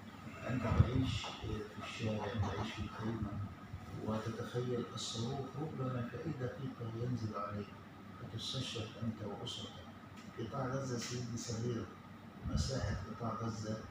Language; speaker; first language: Arabic; native; Arabic